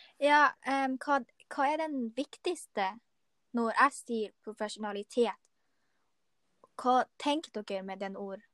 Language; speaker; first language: Norwegian; non-native, learner; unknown